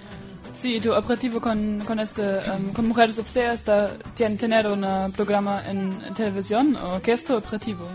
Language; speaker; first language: Spanish; non-native, fluent; German